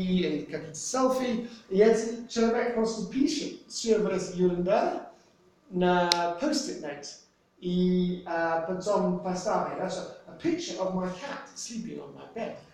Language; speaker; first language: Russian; non-native, fluent; English